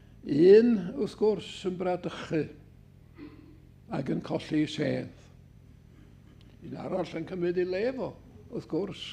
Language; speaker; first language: Welsh; native; Welsh